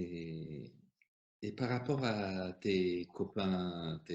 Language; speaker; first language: French; non-native, fluent; Italian